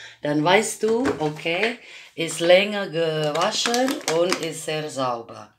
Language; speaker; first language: German; non-native, learner; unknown